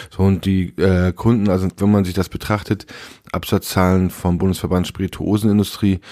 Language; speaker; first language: German; native; German